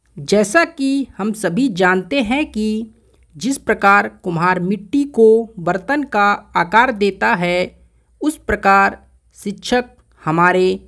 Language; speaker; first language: Hindi; native; Hindi